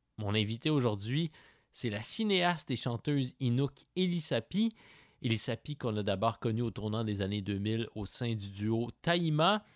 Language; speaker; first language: French; native; French